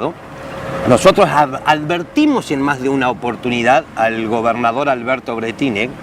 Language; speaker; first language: Spanish; native; Spanish